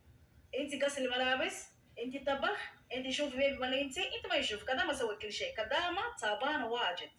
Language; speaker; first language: Arabic; non-native, learner; Amharic